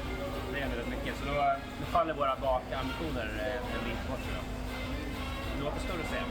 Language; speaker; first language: Swedish; native; Swedish